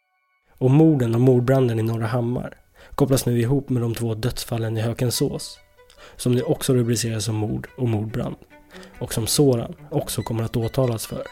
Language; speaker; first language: Swedish; native; Swedish